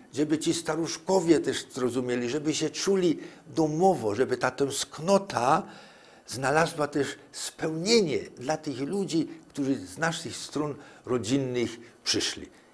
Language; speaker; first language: Polish; native; Polish